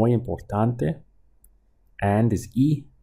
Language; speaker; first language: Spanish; non-native, fluent; English